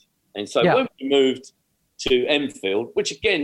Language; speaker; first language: English; native; English